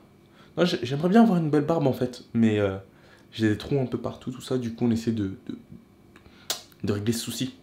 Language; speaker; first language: French; native; French